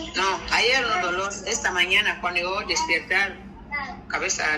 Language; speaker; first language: Spanish; non-native, learner; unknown